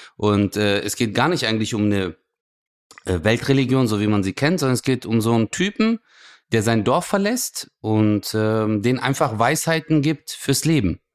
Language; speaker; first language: German; early bilingual, other home language; Turkish